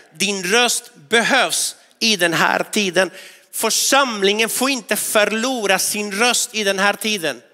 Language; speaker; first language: Swedish; non-native, fluent; Spanish